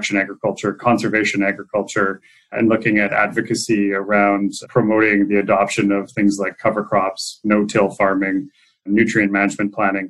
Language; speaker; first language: English; native; English